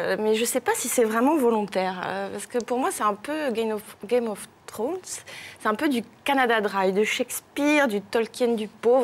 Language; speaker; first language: French; native; French